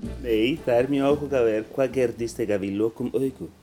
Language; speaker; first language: Icelandic; non-native, fluent; Spanish